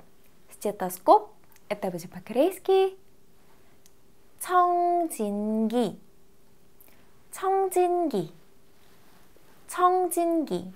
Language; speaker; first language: Russian; non-native, fluent; Korean